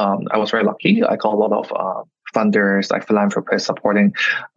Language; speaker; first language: English; non-native, local second language; Cantonese